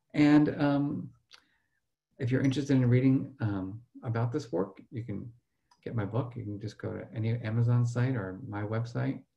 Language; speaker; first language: English; native; English